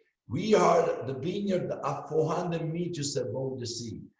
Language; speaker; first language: English; non-native, learner; Italian